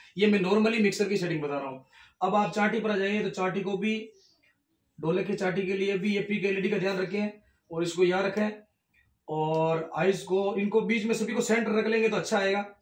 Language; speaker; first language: Hindi; non-native, local second language; Rajasthani